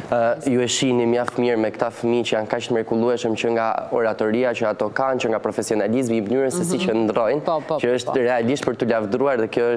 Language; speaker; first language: Albanian; native; Albanian